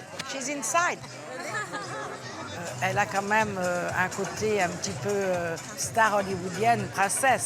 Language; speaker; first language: French; native; French